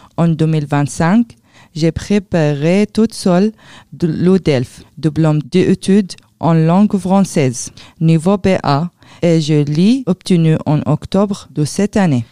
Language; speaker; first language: French; non-native, learner; Arabic